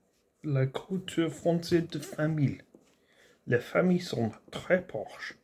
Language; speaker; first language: French; non-native, learner; English